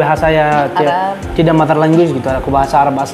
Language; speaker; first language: Indonesian; non-native, learner; Arabic